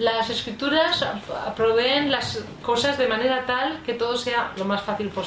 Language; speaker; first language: Spanish; native; Spanish